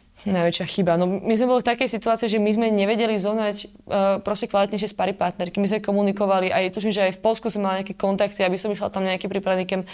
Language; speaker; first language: Slovak; native; Slovak